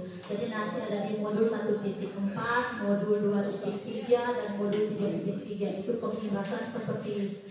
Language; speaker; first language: Indonesian; native; Indonesian